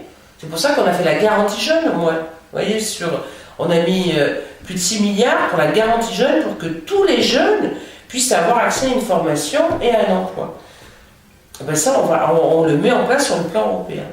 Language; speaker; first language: French; native; French